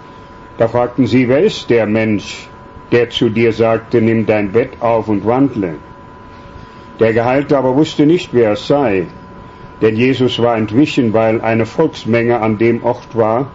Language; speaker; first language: German; native; German